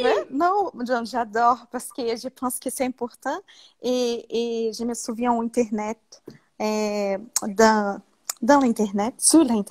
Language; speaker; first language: French; non-native, learner; Portuguese